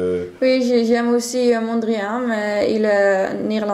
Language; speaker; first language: French; non-native, learner; Dutch